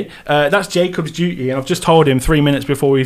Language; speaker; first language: English; native; English